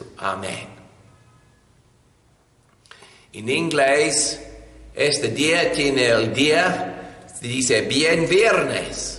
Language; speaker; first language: Spanish; non-native, learner; English